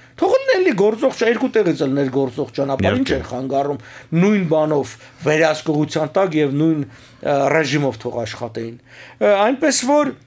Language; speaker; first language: Armenian; native; Armenian